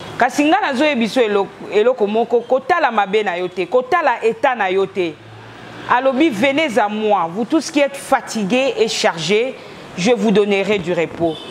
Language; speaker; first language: French; non-native, local second language; Lingala